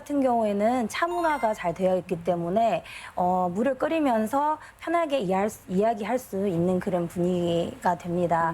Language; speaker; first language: Korean; non-native, fluent; Chinese